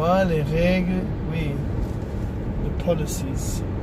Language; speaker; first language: French; non-native, fluent; Portuguese